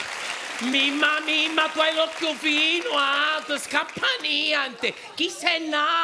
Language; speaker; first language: Italian; native; Italian